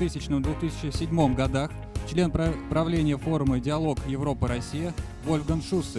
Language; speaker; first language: Russian; native; Russian